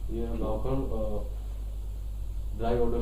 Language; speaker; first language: German; non-native, learner; Hindi